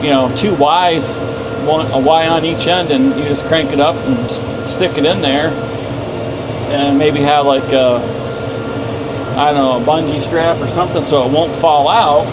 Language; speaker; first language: English; native; English